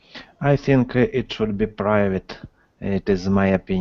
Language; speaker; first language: English; non-native, learner; Russian